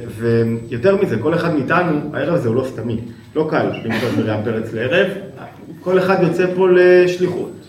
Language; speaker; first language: Hebrew; native; Hebrew